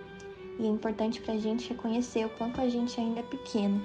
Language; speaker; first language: Portuguese; native; Portuguese